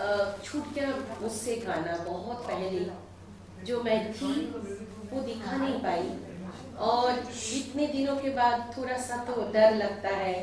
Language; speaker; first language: Hindi; non-native, local second language; Bangla